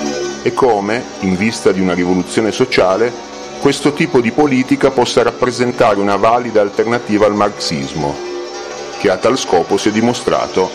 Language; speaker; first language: Italian; native; Italian